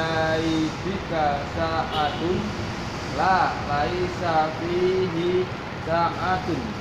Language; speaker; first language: Arabic; non-native, learner; Indonesian